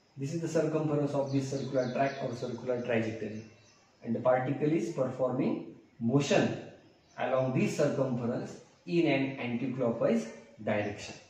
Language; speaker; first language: English; non-native, local second language; Marathi